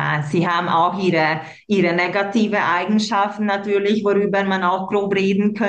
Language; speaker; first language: German; non-native, local second language; Hungarian